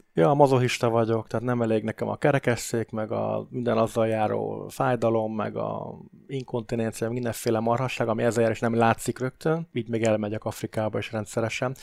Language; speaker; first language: Hungarian; native; Hungarian